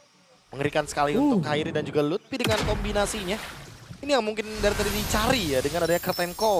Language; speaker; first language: Indonesian; native; Indonesian